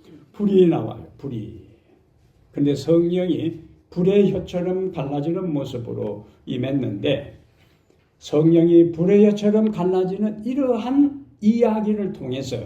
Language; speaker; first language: Korean; native; Korean